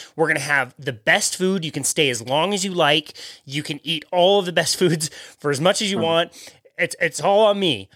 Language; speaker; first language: English; native; English